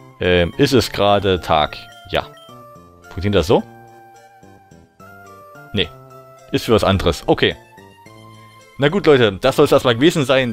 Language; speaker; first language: German; native; German